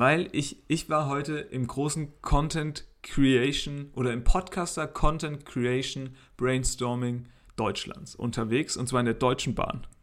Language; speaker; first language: German; native; German